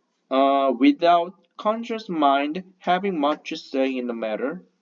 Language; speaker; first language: English; non-native, fluent; Korean